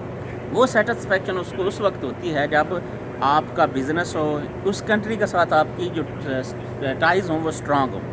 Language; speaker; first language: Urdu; non-native, local second language; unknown